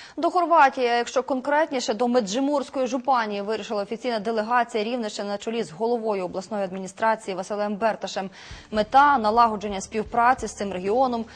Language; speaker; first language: Ukrainian; native; Ukrainian